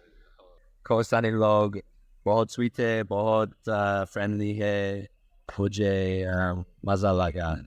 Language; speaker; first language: Hindi; non-native, learner; English